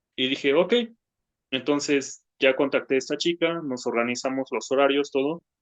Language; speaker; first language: Spanish; native; Spanish